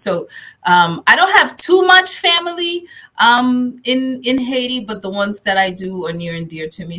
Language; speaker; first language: English; early bilingual, other home language; Haitian Creole